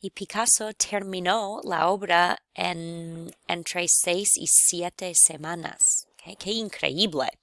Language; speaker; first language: Spanish; non-native, fluent; English